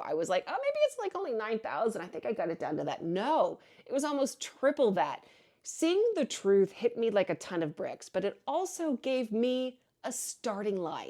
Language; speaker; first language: English; native; English